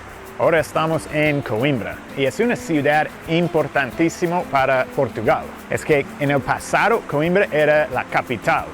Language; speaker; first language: Spanish; non-native, fluent; English